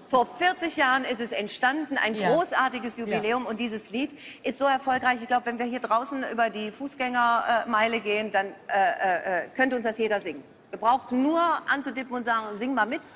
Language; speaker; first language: German; native; German